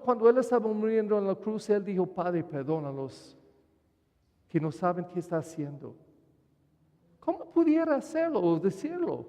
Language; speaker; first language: Spanish; non-native, fluent; English